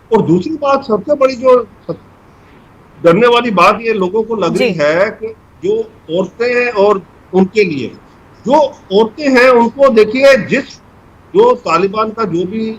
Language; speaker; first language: Hindi; native; Hindi